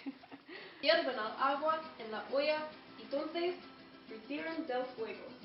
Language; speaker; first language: Spanish; non-native, learner; English